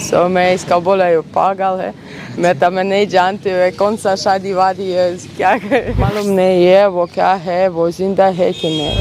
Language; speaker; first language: Hindi; non-native, learner; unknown